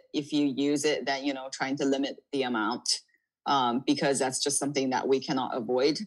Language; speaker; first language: English; non-native, fluent; Chinese